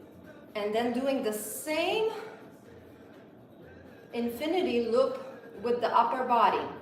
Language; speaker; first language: English; non-native, fluent; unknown